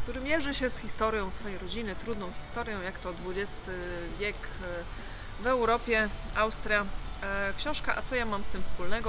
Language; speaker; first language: Polish; native; Polish